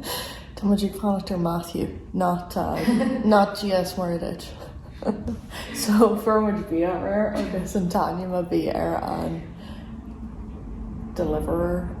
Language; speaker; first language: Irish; non-native, learner; English